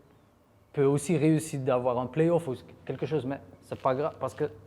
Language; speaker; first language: French; non-native, fluent; Dutch